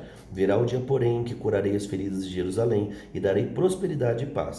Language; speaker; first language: Portuguese; native; Portuguese